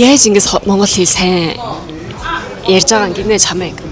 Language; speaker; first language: Mongolian; early bilingual, heritage; Korean